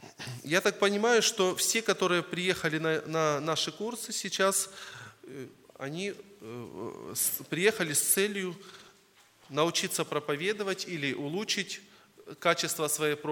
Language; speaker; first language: Russian; native; Russian